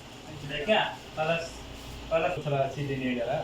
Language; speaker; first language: Hindi; non-native, local second language; Bangla